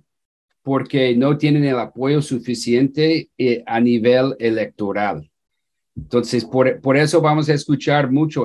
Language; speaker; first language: Spanish; non-native, fluent; English